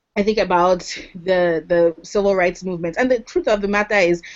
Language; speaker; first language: English; non-native, local second language; Yoruba